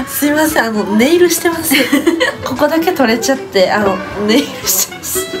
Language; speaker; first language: Japanese; native; Japanese